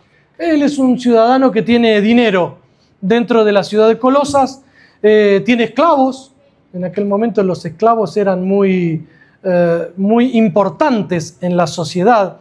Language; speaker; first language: Spanish; native; Spanish